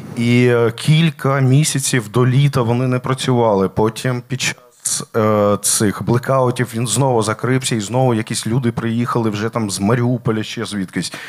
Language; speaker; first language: Ukrainian; non-native, local second language; Russian